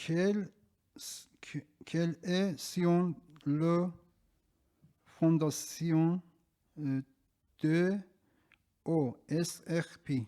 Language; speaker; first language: French; non-native, learner; Persian